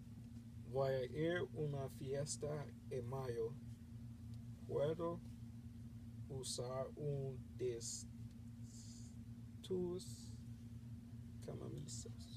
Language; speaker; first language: Spanish; non-native, learner; English